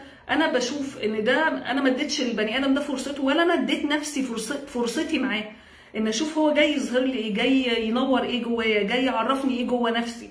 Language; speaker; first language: Arabic; native; Arabic